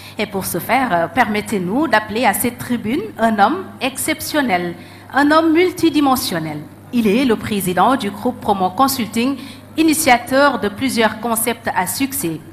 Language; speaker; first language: French; non-native, local second language; Wolof